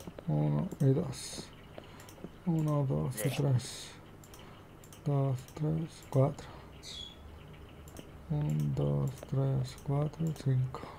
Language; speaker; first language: Spanish; native; Spanish